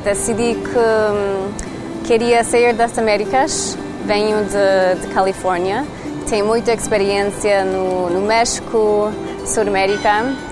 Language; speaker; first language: Portuguese; non-native, learner; English